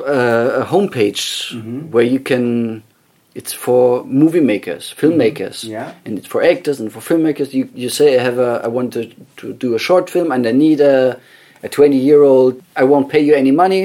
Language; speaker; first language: English; non-native, fluent; German